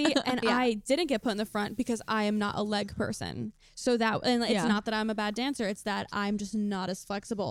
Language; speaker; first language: English; native; English